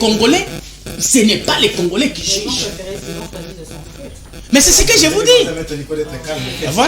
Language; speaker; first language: French; non-native, local second language; Lingala